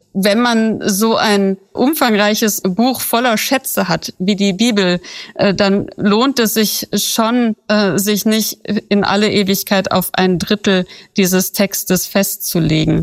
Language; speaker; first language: German; native; German